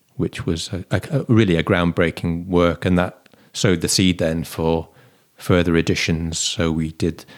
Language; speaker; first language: English; native; English